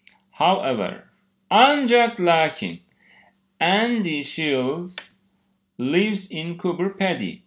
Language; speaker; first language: English; non-native, fluent; Turkish